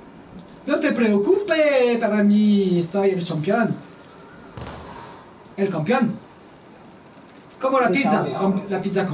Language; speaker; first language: Spanish; non-native, learner; French